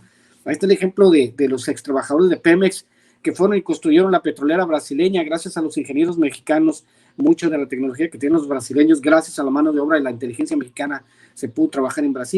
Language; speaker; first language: Spanish; native; Spanish